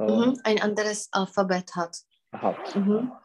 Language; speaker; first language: German; non-native, fluent; Czech